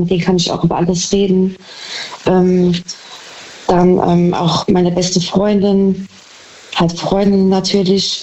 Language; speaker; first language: German; native; German